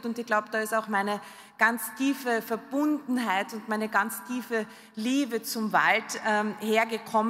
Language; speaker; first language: German; native; German